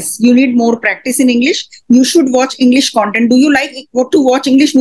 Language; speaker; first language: English; non-native, local second language; Hindi